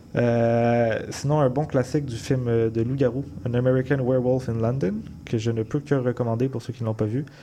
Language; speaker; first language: French; native; French